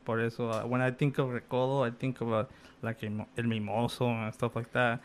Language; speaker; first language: English; early bilingual, other home language; Spanish